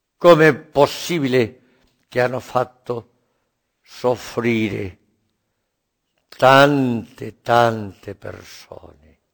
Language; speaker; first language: Italian; non-native, learner; Spanish